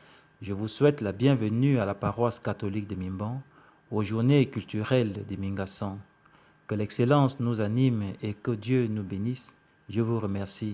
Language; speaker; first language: French; non-native, local second language; Fang